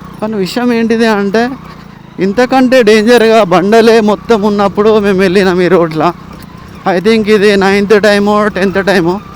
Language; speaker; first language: Telugu; non-native, local second language; Gondi